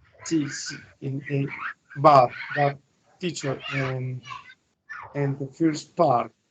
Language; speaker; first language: English; non-native, learner; Spanish